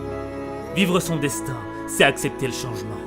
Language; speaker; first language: French; non-native, local second language; Haitian Creole